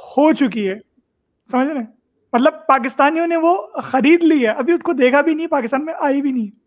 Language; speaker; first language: Urdu; native; Urdu